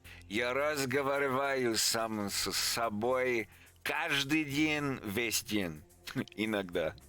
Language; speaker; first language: Russian; non-native, learner; English